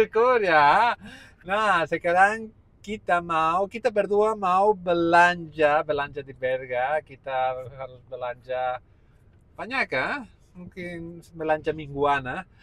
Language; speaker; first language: Indonesian; non-native, learner; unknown